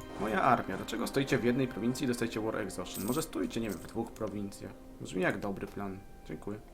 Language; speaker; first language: Polish; native; Polish